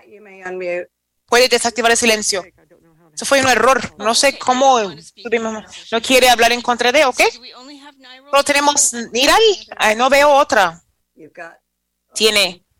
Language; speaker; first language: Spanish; non-native, fluent; English